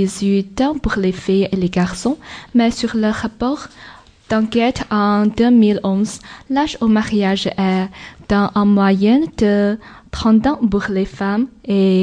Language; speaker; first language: French; non-native, learner; Chinese